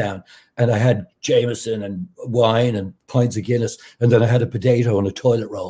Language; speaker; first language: English; native; English